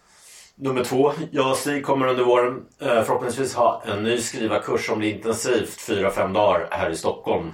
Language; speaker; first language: Swedish; native; Swedish